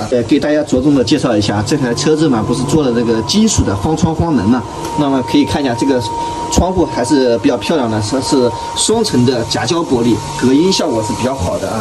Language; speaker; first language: Chinese; native; Chinese